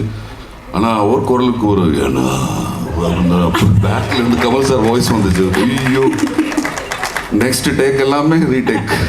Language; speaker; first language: Tamil; non-native, learner; Malayalam